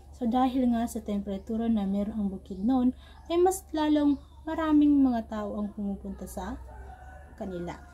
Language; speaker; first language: Filipino; non-native, local second language; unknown